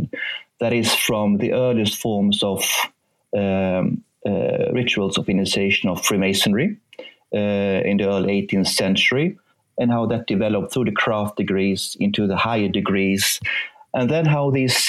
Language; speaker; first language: English; non-native, fluent; Swedish